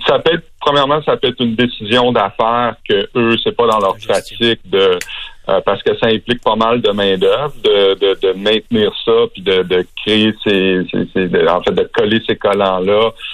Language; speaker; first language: French; native; French